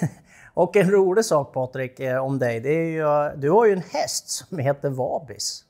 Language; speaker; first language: Swedish; native; Swedish